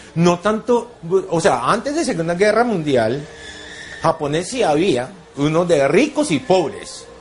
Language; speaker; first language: Spanish; non-native, fluent; Japanese